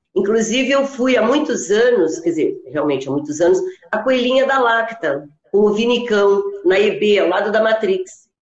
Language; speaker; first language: Portuguese; non-native, local second language; German